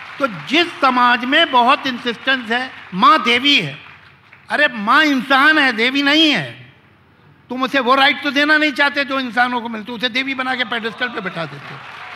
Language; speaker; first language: Hindi; native; Hindi